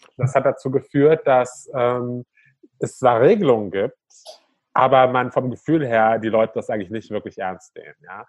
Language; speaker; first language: German; native; German